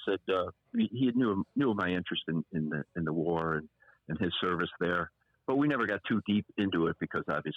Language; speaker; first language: English; native; English